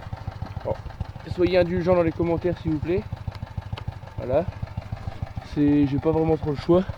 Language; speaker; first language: French; native; French